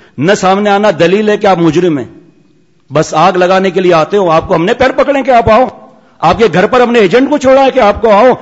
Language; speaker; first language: Urdu; non-native, local second language; Memoni